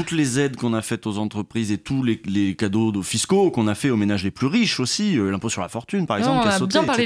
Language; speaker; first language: French; native; French